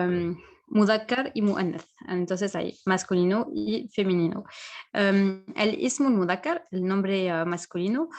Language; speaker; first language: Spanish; non-native, fluent; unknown